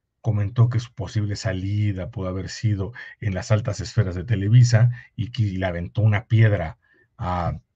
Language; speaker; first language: Spanish; native; Spanish